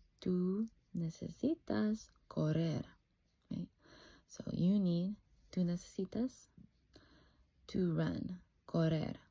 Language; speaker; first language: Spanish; non-native, fluent; English